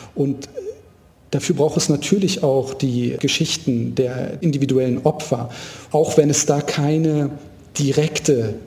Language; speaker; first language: German; native; German